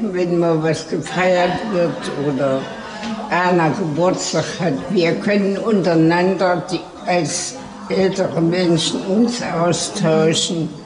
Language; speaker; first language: German; native; German